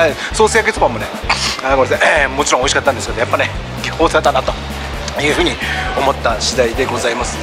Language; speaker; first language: Japanese; native; Japanese